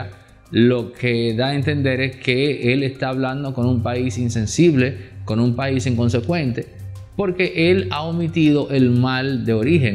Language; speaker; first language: Spanish; native; Spanish